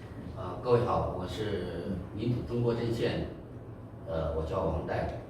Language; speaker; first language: Chinese; native; Chinese